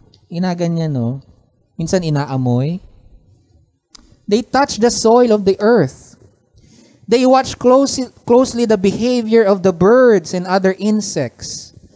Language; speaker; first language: English; non-native, local second language; Filipino